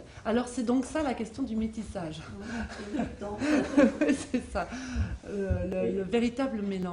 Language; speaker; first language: French; native; French